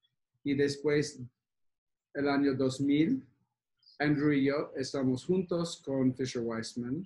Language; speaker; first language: Spanish; non-native, fluent; English